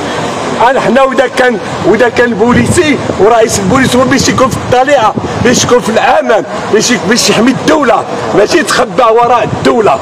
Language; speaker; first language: Arabic; native; Arabic